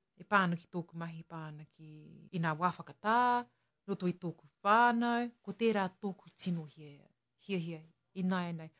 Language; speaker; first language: Māori; non-native, local second language; English